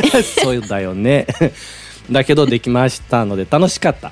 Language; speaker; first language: Japanese; non-native, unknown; Portuguese